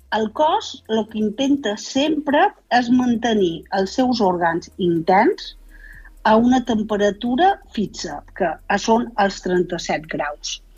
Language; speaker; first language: Catalan; native; Catalan